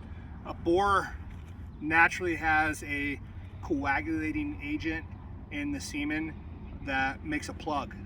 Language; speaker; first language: English; native; English